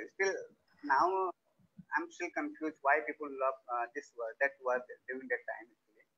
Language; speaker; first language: English; non-native, local second language; Odia